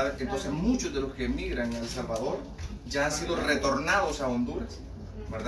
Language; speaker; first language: Spanish; native; Spanish